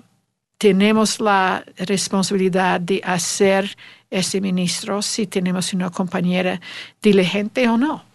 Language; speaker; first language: Spanish; non-native, learner; English